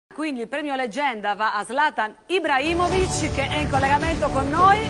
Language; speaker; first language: Italian; native; Italian